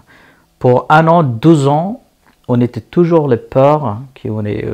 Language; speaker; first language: French; non-native, learner; Persian